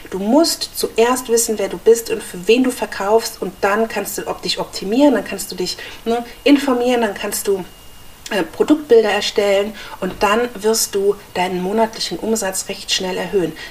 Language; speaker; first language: German; native; German